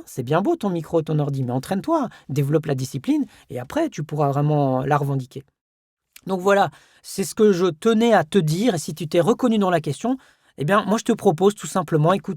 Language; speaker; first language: French; native; French